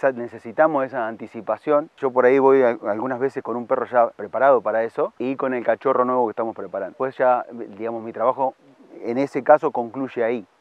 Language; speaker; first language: Spanish; native; Spanish